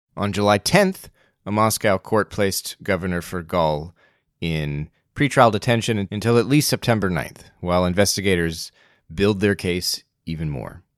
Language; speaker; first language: English; native; English